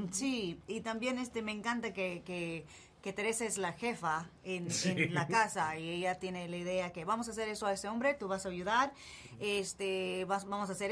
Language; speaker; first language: Spanish; non-native, fluent; English